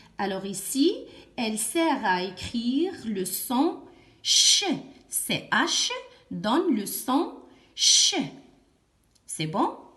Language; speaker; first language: French; non-native, local second language; Arabic